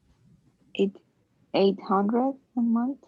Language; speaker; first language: English; non-native, learner; Spanish